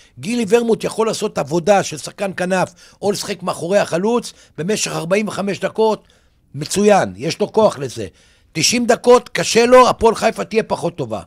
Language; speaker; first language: Hebrew; native; Hebrew